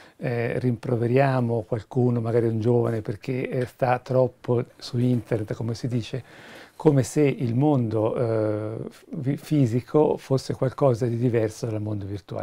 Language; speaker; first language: Italian; native; Italian